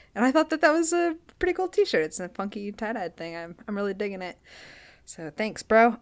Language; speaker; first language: English; native; English